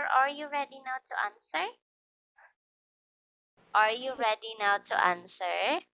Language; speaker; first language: English; non-native, fluent; Filipino